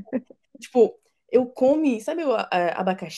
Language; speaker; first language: Portuguese; non-native, fluent; French